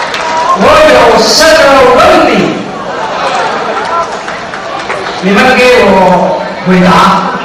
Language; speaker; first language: Chinese; non-native, local second language; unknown